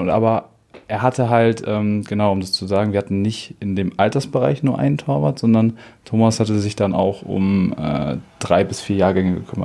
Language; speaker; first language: German; native; German